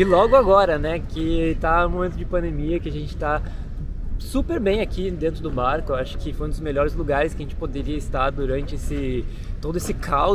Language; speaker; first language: Portuguese; native; Portuguese